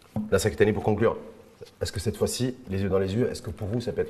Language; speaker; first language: French; non-native, local second language; Arabic